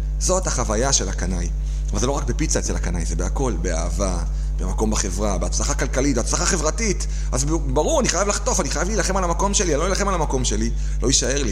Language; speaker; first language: Hebrew; native; Hebrew